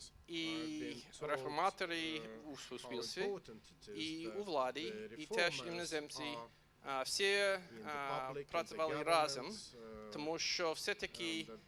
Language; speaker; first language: Ukrainian; non-native, fluent; English